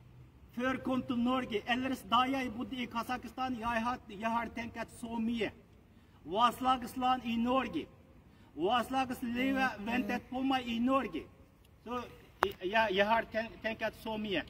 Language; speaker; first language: Norwegian; non-native, learner; Uyghur